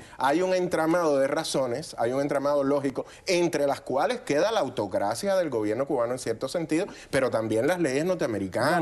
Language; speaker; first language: Spanish; native; Spanish